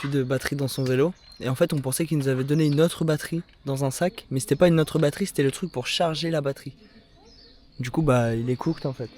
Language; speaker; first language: French; native; French